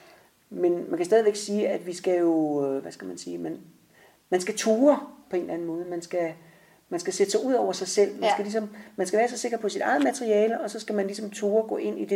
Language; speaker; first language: Danish; native; Danish